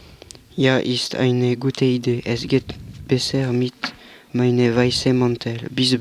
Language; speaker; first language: German; non-native, learner; French